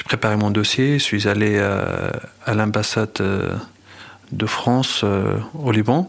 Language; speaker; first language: French; non-native, fluent; Arabic